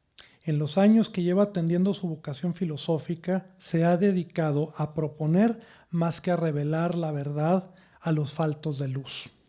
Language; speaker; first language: Spanish; native; Spanish